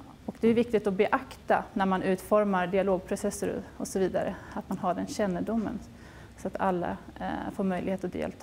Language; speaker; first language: Swedish; native; Swedish